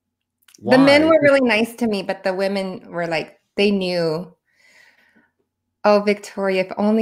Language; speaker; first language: English; native; English